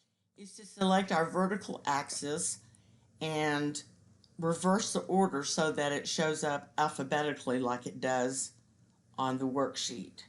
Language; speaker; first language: English; native; English